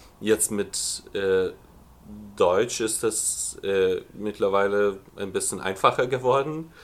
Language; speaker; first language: German; non-native, fluent; Lithuanian